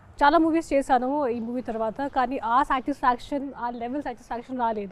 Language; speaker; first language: Telugu; non-native, local second language; Hindi